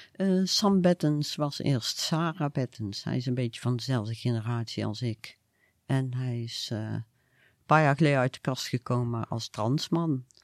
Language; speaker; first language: Dutch; native; Dutch